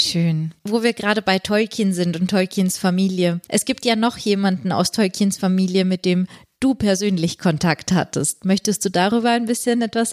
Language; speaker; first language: German; native; German